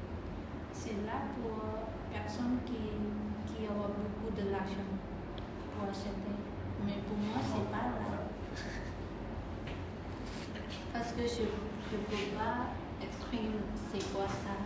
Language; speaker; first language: French; non-native, learner; Khmer